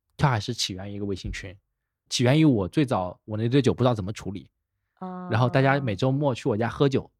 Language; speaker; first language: Chinese; native; Chinese